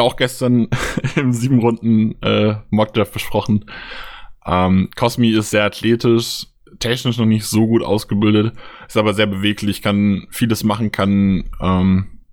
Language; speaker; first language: German; native; German